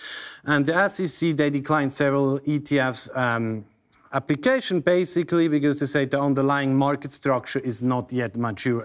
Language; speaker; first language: English; non-native, fluent; German